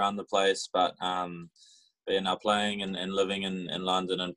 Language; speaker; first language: English; native; English